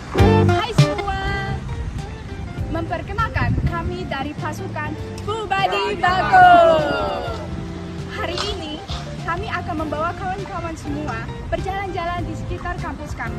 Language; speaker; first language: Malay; non-native, learner; Indonesian